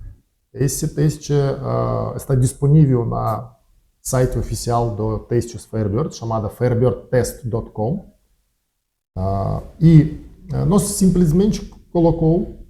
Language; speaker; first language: Portuguese; non-native, learner; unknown